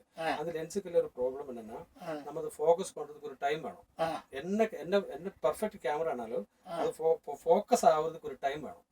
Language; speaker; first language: Tamil; non-native, learner; Malayalam